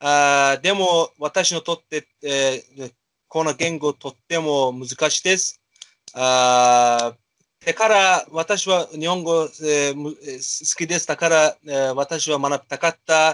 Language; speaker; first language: Japanese; non-native, learner; Azerbaijani